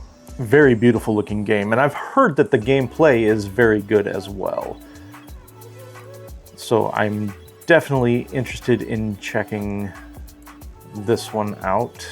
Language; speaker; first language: English; native; English